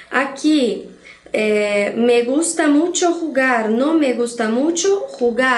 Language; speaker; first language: Spanish; non-native, fluent; Portuguese